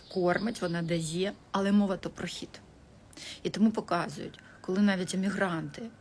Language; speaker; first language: Ukrainian; non-native, local second language; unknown